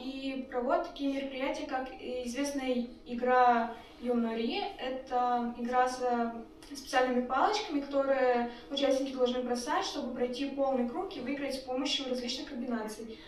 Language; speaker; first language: Russian; native; Russian